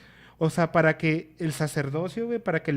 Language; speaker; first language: Spanish; native; Spanish